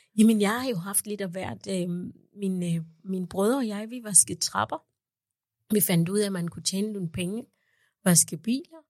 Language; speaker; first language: Danish; non-native, fluent; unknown